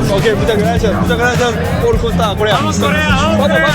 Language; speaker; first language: Spanish; non-native, learner; Korean